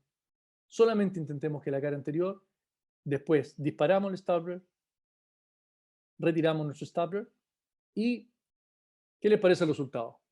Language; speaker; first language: Spanish; native; Spanish